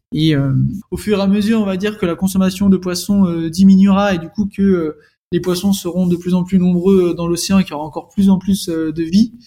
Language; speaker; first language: French; native; French